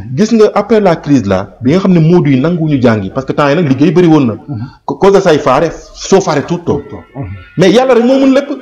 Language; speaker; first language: Wolof; non-native, local second language; Fula